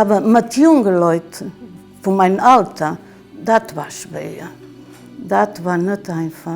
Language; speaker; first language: German; non-native, learner; Portuguese